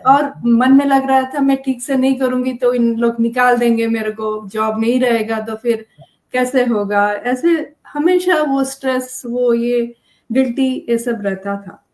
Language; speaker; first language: Hindi; non-native, local second language; Telugu